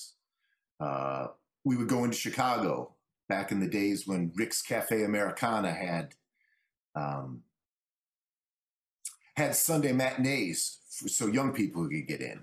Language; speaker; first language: English; native; English